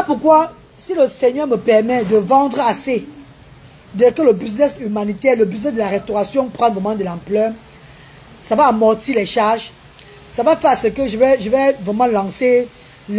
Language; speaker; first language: French; non-native, local second language; Lingala